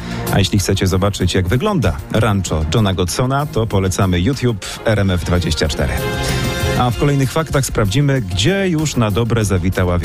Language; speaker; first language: Polish; native; Polish